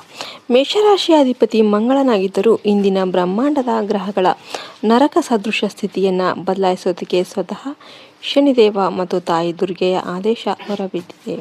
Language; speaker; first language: Kannada; native; Kannada